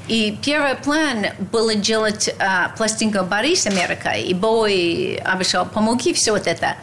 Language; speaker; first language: Russian; non-native, learner; English